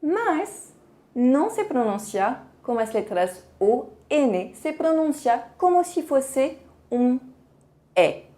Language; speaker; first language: Portuguese; non-native, fluent; French